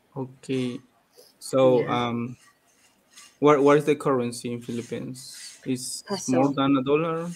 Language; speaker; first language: English; non-native, learner; Spanish